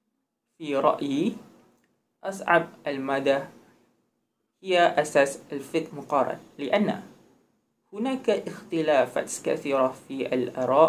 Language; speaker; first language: Arabic; non-native, learner; Malay